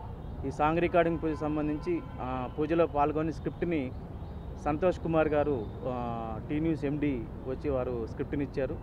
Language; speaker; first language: Telugu; native; Telugu